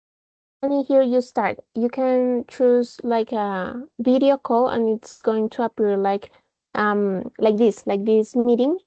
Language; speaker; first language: English; non-native, fluent; Spanish